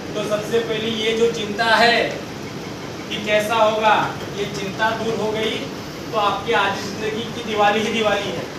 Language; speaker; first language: Hindi; non-native, local second language; Marathi